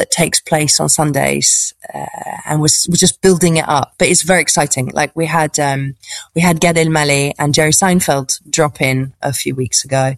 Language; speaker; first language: English; native; English